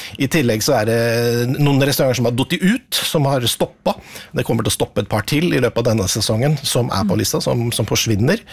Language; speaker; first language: Norwegian; native; Norwegian